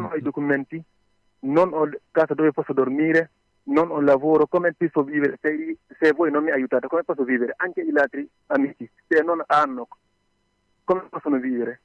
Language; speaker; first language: Italian; non-native, learner; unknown